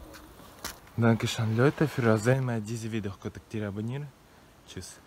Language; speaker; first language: German; non-native, learner; Russian